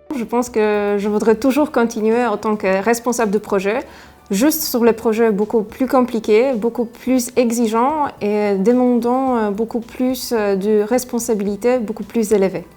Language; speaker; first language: French; non-native, fluent; Polish